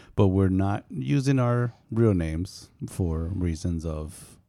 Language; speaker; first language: English; native; English